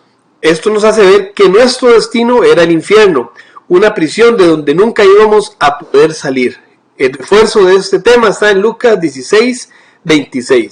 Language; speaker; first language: Spanish; native; Spanish